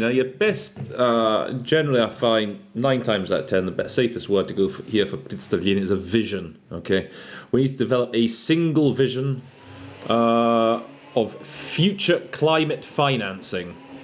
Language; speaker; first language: English; native; English